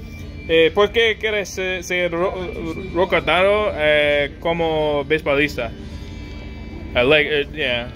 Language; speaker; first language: Spanish; non-native, learner; English